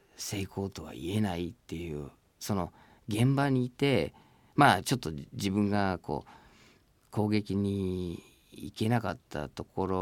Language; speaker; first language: Japanese; non-native, fluent; English